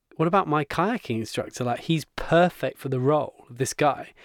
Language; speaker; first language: English; native; English